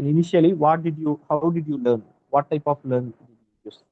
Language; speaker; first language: English; non-native, learner; Tamil